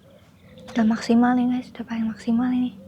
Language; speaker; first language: Indonesian; native; Indonesian